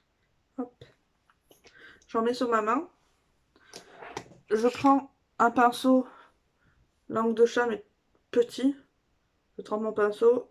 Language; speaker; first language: French; native; French